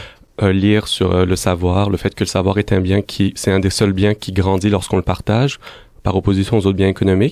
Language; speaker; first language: French; native; French